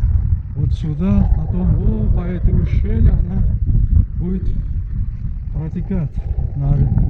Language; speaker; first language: Russian; non-native, fluent; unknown